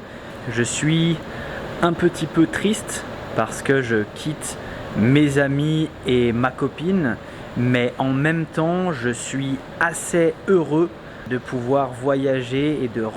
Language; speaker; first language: French; native; French